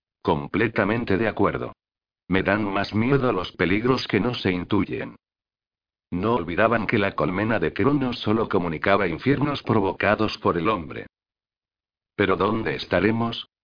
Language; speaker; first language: Spanish; native; Spanish